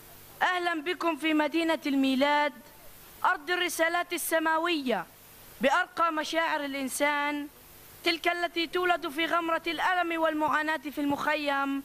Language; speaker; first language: Arabic; native; Arabic